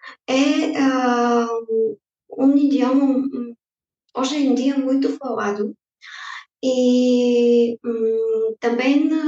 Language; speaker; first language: Portuguese; non-native, fluent; Bulgarian